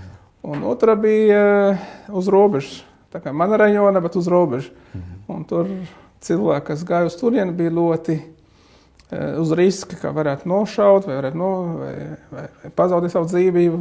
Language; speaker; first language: Latvian; non-native, fluent; Arabic